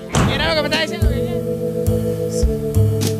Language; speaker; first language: Spanish; native; Spanish